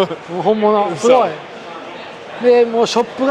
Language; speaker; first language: Japanese; native; Japanese